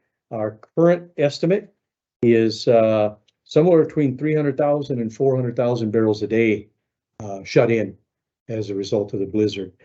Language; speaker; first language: English; native; English